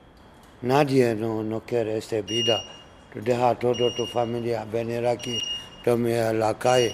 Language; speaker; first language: Spanish; non-native, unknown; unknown